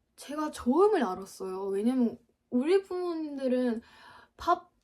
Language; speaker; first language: Korean; non-native, fluent; Ukrainian